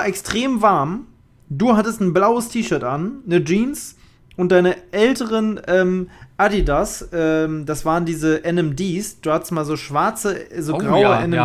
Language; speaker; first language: German; native; German